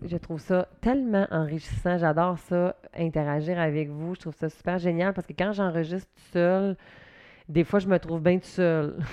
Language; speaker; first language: French; native; French